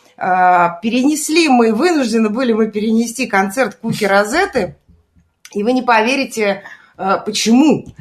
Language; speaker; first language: Russian; native; Russian